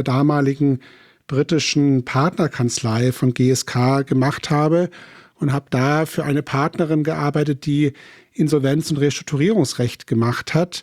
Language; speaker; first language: German; native; German